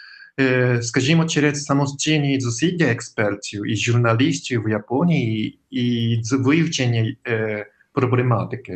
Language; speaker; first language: Ukrainian; non-native, fluent; Japanese